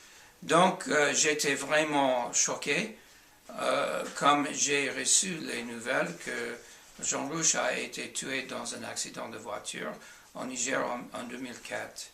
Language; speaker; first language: French; non-native, fluent; English